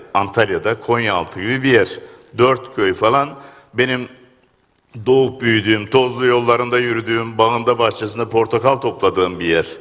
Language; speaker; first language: Turkish; native; Turkish